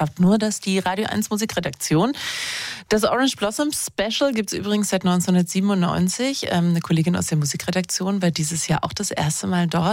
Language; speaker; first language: German; native; German